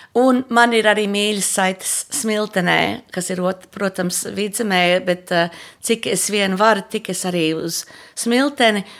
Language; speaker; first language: Latvian; early bilingual, heritage; Latvian